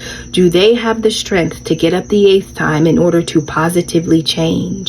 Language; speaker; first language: English; native; English